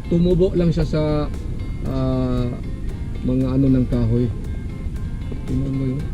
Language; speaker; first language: Filipino; non-native, local second language; Cebuano